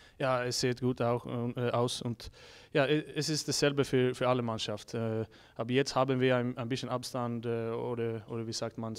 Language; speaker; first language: German; non-native, learner; Swedish